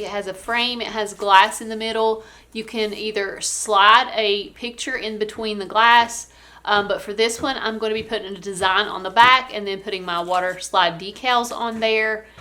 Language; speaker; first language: English; native; English